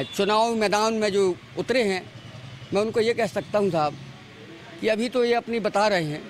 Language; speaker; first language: Hindi; native; Hindi